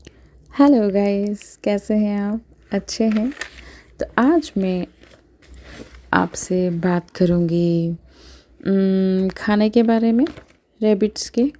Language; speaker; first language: Hindi; native; Hindi